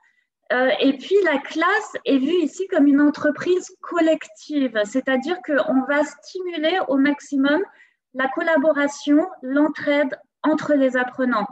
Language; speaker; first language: French; native; French